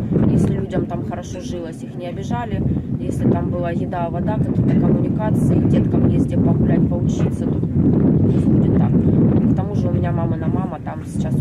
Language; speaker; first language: Russian; native; Russian